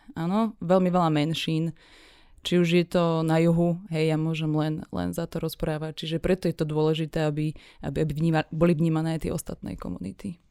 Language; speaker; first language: Slovak; native; Slovak